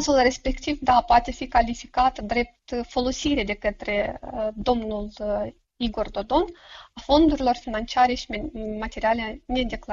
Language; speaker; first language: Romanian; native; Romanian